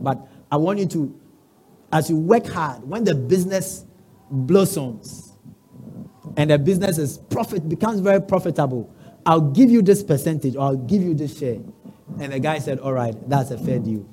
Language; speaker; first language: English; non-native, local second language; Ga